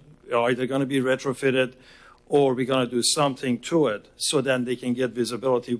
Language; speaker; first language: English; non-native, fluent; Persian